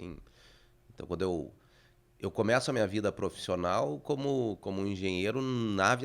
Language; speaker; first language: Portuguese; native; Portuguese